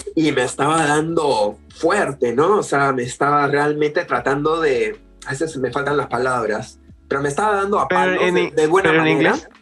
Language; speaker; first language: Spanish; early bilingual, other home language; English